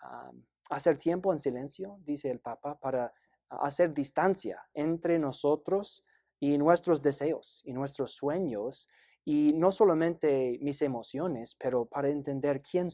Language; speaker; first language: Spanish; non-native, fluent; English